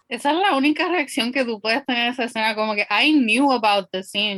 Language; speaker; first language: Spanish; native; Spanish